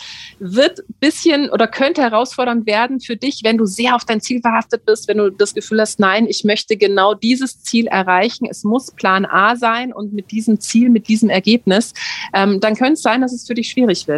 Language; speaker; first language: German; native; German